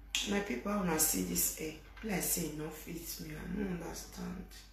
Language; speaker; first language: English; non-native, local second language; Bini